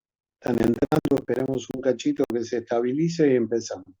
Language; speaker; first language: Spanish; native; Spanish